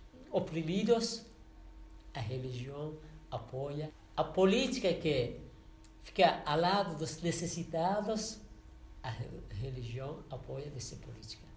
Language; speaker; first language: Portuguese; non-native, learner; Persian